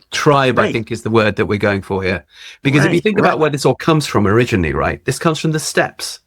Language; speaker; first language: English; native; English